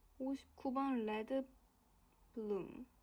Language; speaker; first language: Korean; non-native, fluent; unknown